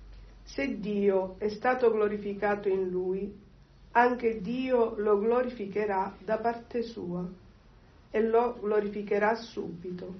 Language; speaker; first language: Italian; native; Italian